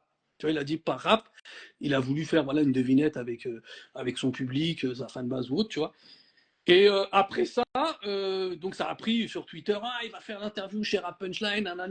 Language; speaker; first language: French; native; French